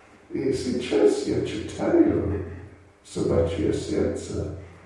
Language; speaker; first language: Russian; non-native, learner; English